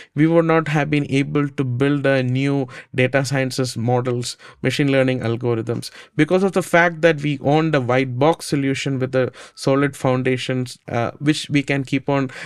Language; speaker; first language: English; non-native, local second language; Malayalam